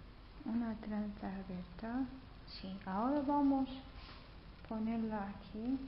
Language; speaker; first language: Spanish; non-native, fluent; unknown